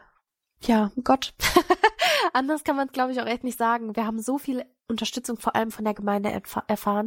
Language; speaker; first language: German; native; German